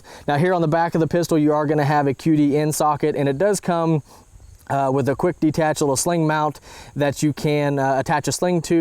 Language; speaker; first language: English; native; English